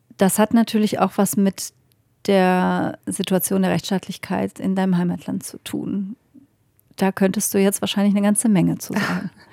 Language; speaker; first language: German; native; German